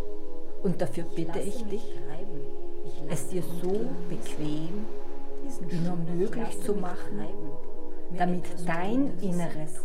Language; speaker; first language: German; native; German